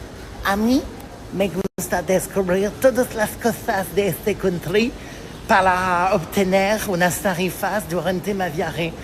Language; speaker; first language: Spanish; non-native, learner; French